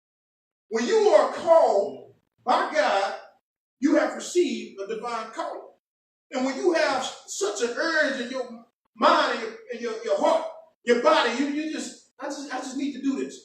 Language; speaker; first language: English; native; English